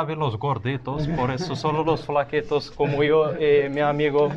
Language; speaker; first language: Spanish; non-native, fluent; Arabic